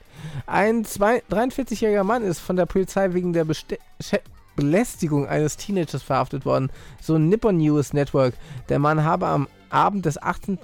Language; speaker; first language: German; native; German